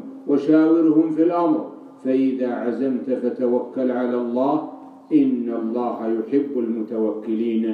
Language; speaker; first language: Arabic; native; Arabic